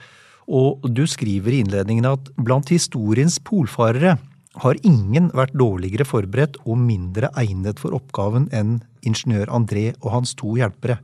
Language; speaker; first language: Norwegian; native; Norwegian